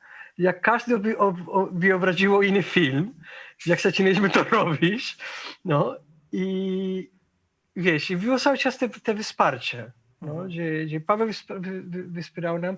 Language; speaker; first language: Polish; non-native, fluent; Spanish